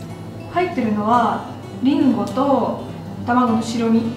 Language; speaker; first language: Japanese; non-native, fluent; Russian